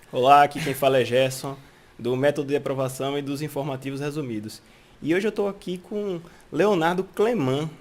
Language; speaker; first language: Portuguese; native; Portuguese